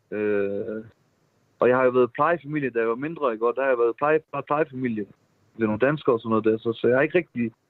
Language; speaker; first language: Danish; early bilingual, other home language; Persian